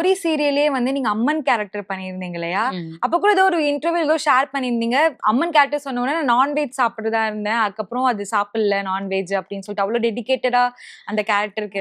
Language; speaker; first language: Tamil; native; Tamil